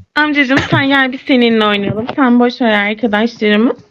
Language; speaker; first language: Turkish; native; Turkish